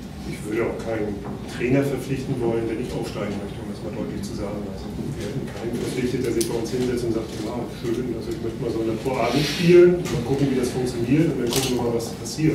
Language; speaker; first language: German; native; German